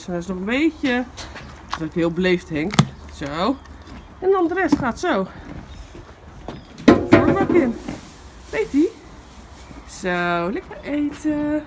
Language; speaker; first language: Dutch; native; Dutch